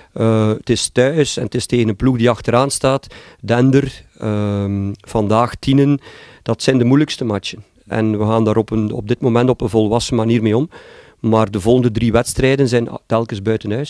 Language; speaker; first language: Dutch; native; Dutch